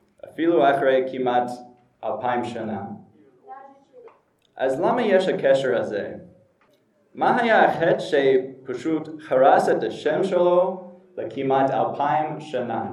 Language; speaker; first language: Hebrew; non-native, fluent; English